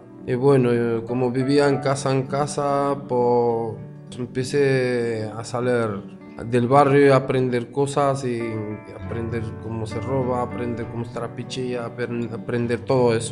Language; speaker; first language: Spanish; non-native, fluent; Arabic